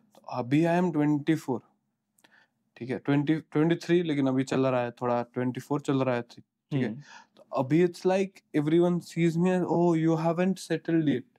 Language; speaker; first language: Hindi; non-native, local second language; Gujarati